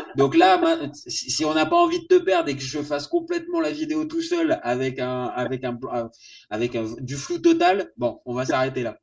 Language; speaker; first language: French; native; French